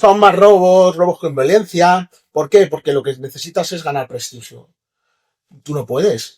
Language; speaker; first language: Spanish; native; Spanish